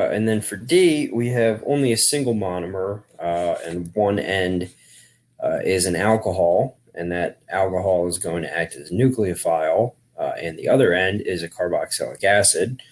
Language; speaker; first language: English; native; English